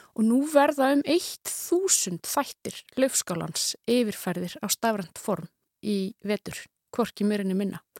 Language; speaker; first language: Icelandic; native; Icelandic